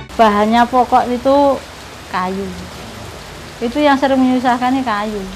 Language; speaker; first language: Indonesian; non-native, local second language; Javanese